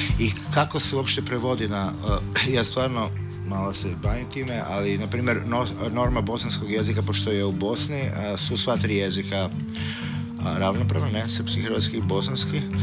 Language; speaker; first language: Croatian; early bilingual, other home language; Slovenian